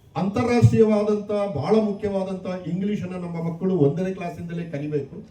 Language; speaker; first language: Kannada; non-native, local second language; Tulu